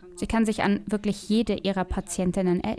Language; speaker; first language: German; native; German